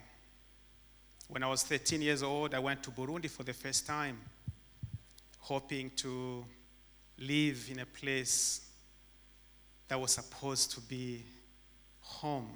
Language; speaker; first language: English; non-native, fluent; Rundi